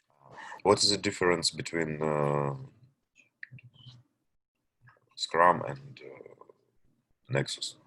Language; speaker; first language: English; non-native, learner; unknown